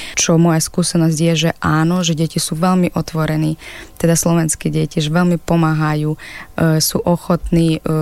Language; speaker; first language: Slovak; non-native, fluent; Ukrainian